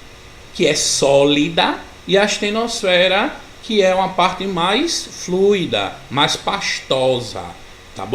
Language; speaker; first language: Portuguese; native; Portuguese